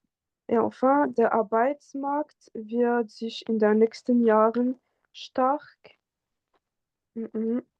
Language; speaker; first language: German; non-native, fluent; French